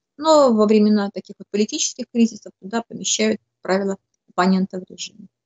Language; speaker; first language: Russian; native; Russian